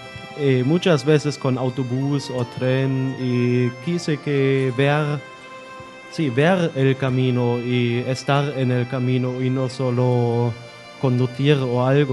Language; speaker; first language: Spanish; non-native, learner; German